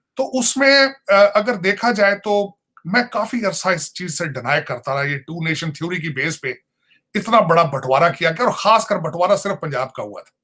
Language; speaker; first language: Urdu; non-native, local second language; Punjabi